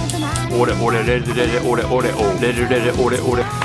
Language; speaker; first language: Japanese; native; Japanese